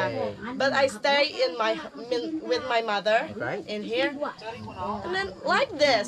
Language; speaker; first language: English; non-native, learner; Sundanese